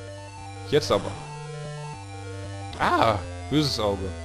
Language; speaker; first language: German; native; German